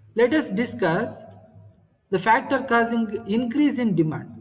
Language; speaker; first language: English; non-native, local second language; Kannada